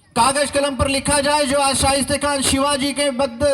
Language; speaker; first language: Hindi; non-native, local second language; Marathi